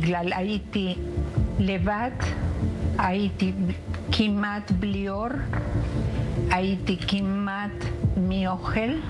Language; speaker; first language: Hebrew; non-native, learner; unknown